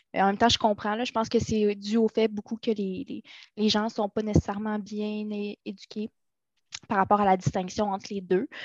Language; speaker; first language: French; native; French